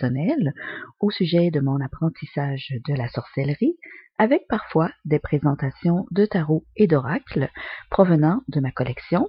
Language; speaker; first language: French; native; French